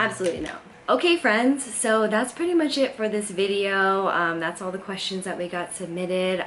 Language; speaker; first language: English; native; English